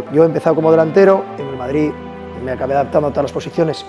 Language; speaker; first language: Spanish; native; Spanish